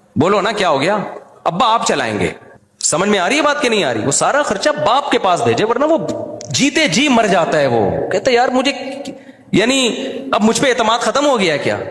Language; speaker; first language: Urdu; native; Urdu